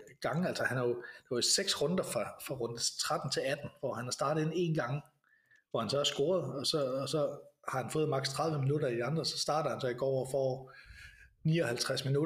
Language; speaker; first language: Danish; native; Danish